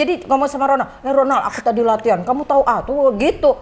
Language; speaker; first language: Indonesian; native; Indonesian